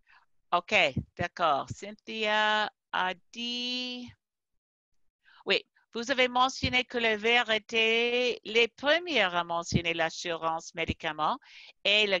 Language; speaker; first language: French; non-native, fluent; English